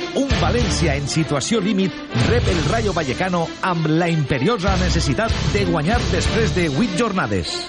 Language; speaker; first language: Catalan; native; Catalan